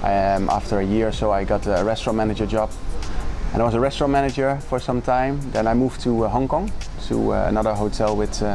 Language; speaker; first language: English; non-native, fluent; Dutch